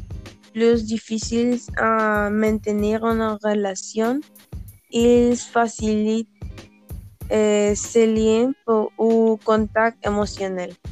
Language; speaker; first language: French; non-native, learner; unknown